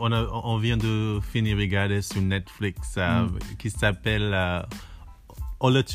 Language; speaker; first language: French; non-native, learner; English